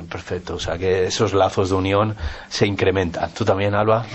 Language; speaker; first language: Spanish; native; Spanish